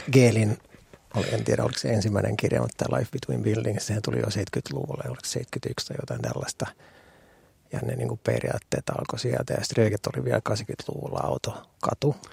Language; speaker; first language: Finnish; non-native, local second language; Swedish